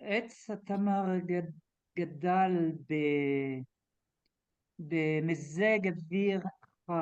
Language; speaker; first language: Hebrew; non-native, learner; French